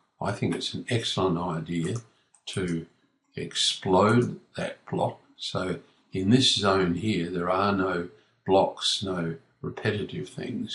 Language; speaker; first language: English; native; English